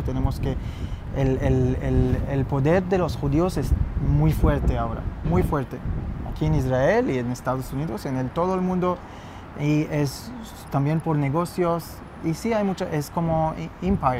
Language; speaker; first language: Spanish; non-native, fluent; Hebrew